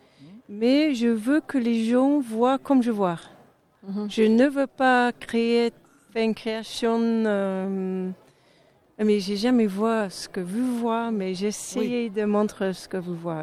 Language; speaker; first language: French; non-native, fluent; English